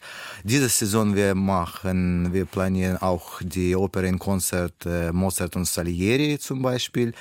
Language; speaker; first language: German; non-native, learner; Russian